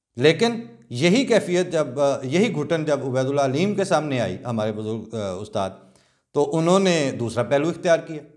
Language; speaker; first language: Urdu; non-native, local second language; Punjabi